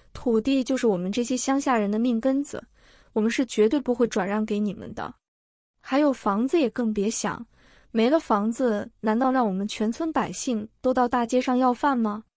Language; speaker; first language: Chinese; native; Chinese